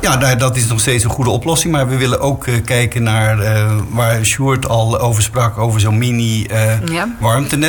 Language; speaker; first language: Dutch; native; Dutch